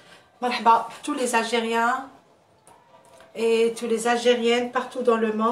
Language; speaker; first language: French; non-native, local second language; Arabic